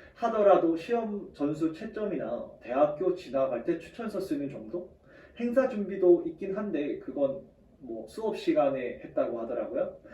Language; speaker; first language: Korean; native; Korean